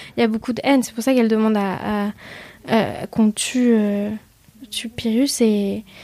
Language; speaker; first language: French; early bilingual, other home language; Vietnamese